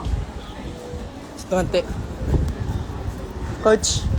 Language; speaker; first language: Japanese; non-native, learner; Filipino